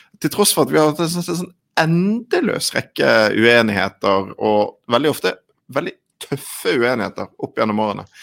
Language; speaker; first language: Norwegian; native; Norwegian